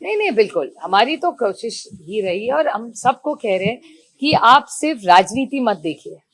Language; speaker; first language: Hindi; non-native, local second language; Marathi